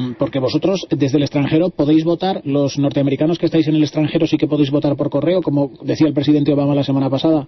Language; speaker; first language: Spanish; native; Spanish